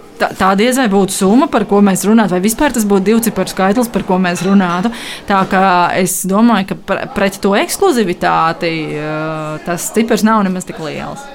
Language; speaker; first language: Latvian; native; Latvian